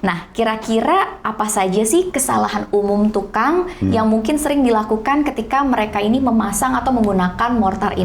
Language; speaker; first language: Indonesian; native; Indonesian